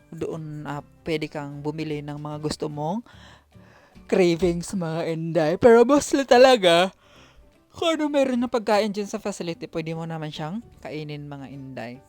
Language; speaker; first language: Filipino; non-native, local second language; Cebuano